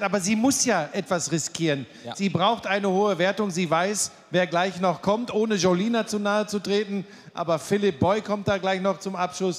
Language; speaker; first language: German; native; German